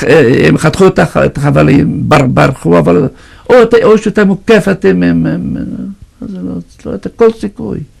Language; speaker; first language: Hebrew; non-native, fluent; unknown